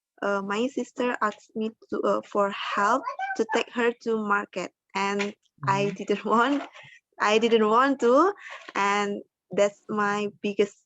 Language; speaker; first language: English; non-native, learner; Indonesian